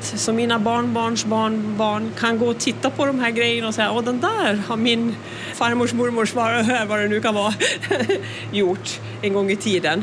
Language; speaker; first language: Swedish; native; Swedish